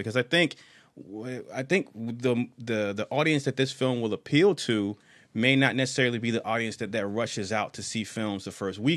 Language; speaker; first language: English; native; English